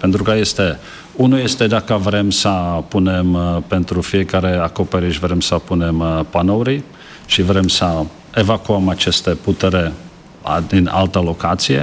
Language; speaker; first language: Romanian; non-native, fluent; Czech